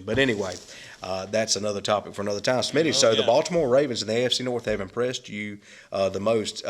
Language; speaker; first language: English; native; English